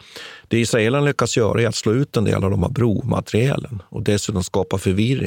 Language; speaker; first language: Swedish; native; Swedish